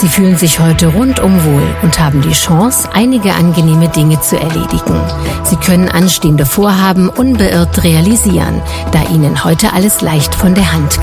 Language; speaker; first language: German; native; German